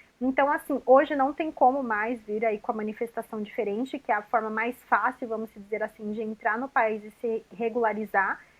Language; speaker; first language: Portuguese; native; Portuguese